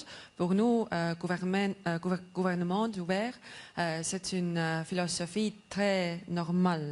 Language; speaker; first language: French; non-native, learner; Estonian